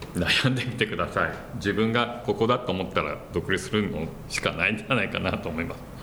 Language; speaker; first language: Japanese; non-native, fluent; English